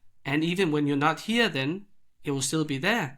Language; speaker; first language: English; non-native, fluent; Danish